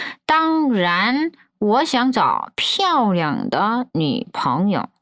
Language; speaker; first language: Chinese; non-native, fluent; Korean